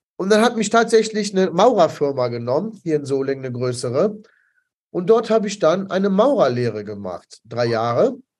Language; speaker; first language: German; early bilingual, other home language; Italian